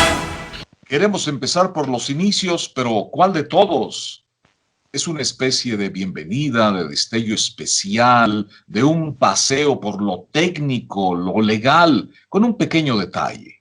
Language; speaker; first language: Spanish; native; Spanish